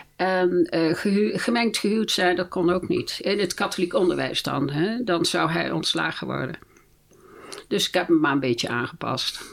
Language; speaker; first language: Dutch; native; Dutch